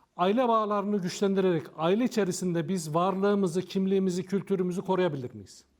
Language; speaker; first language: Turkish; native; Turkish